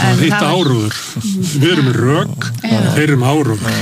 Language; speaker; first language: Icelandic; native; Icelandic